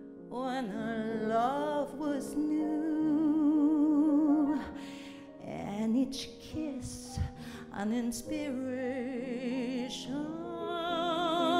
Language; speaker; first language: English; non-native, fluent; Italian